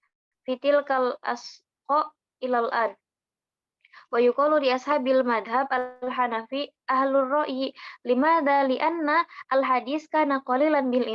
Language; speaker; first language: Arabic; non-native, learner; Indonesian